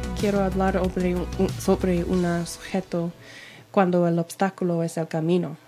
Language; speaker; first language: Spanish; non-native, learner; English